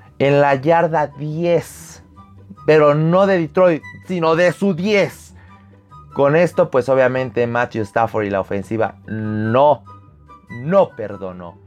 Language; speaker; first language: Spanish; native; Spanish